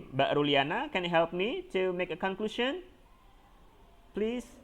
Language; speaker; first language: English; non-native, fluent; Indonesian